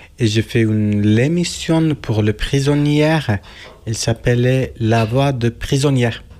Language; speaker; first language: French; non-native, learner; Kurdish